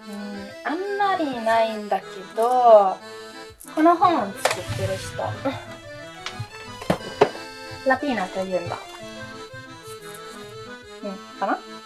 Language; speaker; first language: Japanese; non-native, fluent; Italian